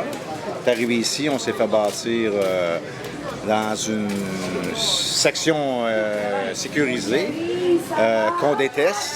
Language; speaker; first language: French; native; French